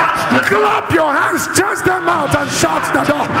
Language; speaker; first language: English; native; English